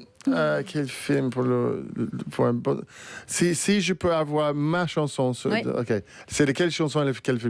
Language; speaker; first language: French; non-native, fluent; English